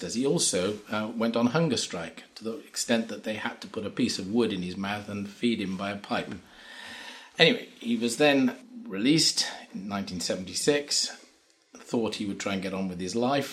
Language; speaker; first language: English; native; English